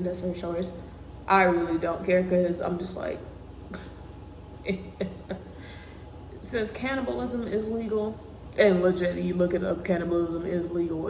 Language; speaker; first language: English; native; English